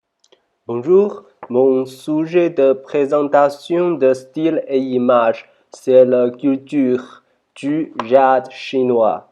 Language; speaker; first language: French; non-native, learner; Chinese